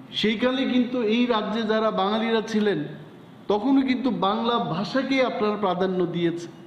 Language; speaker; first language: Bangla; non-native, local second language; Kok Borok